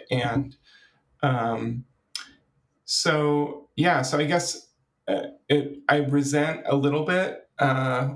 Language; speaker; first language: English; native; English